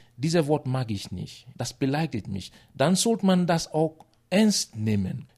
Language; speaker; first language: German; non-native, fluent; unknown